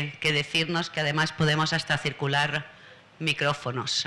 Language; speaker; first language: Spanish; native; Spanish